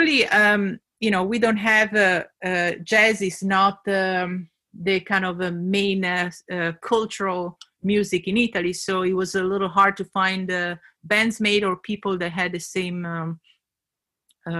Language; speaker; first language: English; non-native, fluent; Italian